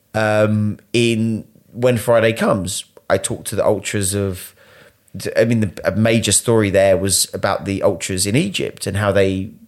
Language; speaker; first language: English; native; English